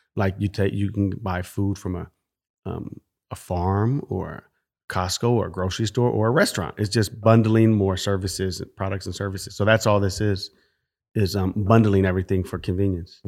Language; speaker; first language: English; native; English